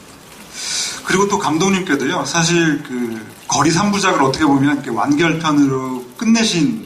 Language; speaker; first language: Korean; native; Korean